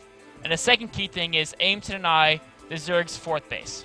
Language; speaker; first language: English; native; English